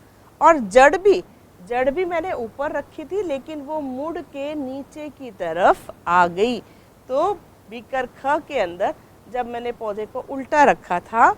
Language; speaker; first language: Hindi; native; Hindi